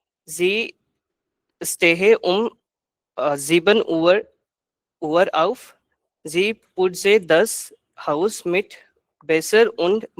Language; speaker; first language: German; non-native, learner; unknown